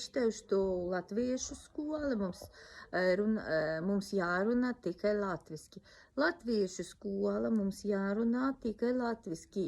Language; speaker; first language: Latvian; non-native, local second language; Russian